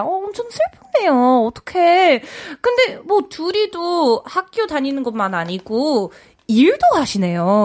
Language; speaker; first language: Korean; non-native, fluent; English